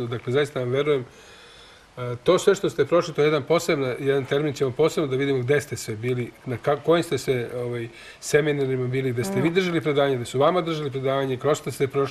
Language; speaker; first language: Croatian; native; Croatian